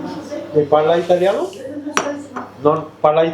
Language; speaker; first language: Italian; non-native, learner; Albanian